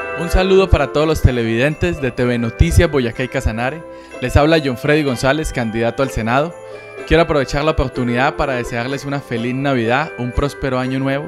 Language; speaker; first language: Spanish; native; Spanish